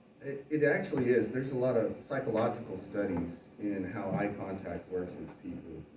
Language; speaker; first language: English; native; English